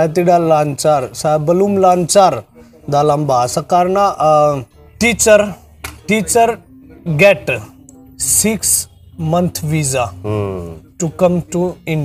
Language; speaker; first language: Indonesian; non-native, learner; Hindi